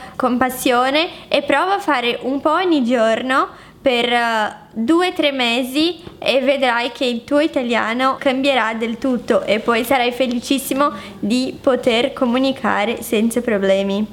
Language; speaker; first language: Italian; non-native, fluent; Portuguese